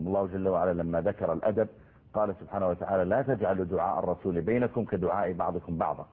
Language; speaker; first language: Arabic; native; Arabic